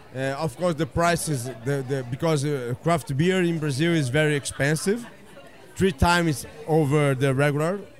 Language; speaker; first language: English; non-native, fluent; Portuguese